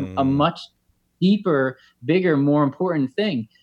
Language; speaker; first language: English; native; English